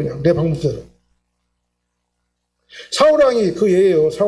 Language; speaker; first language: Korean; native; Korean